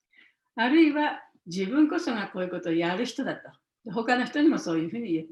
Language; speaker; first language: Japanese; native; Japanese